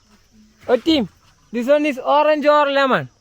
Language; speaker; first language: English; non-native, learner; Malayalam